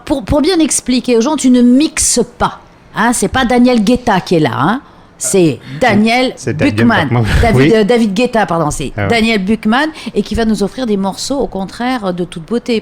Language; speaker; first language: French; native; French